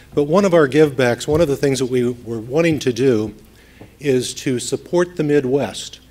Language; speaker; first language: English; native; English